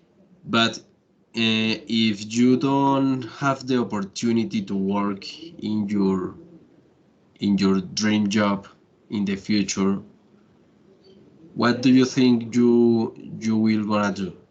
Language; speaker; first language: English; non-native, learner; Spanish